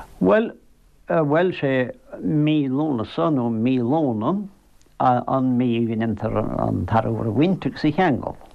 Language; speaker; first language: Irish; native; Irish